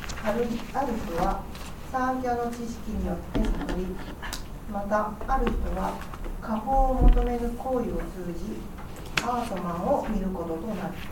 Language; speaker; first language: Japanese; native; Japanese